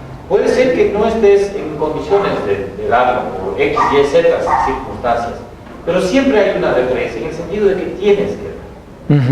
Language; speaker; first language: Spanish; native; Spanish